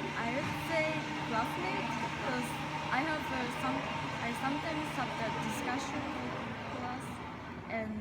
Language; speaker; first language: English; non-native, learner; Japanese